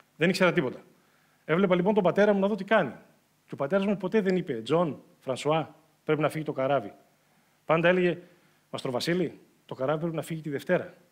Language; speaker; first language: Greek; native; Greek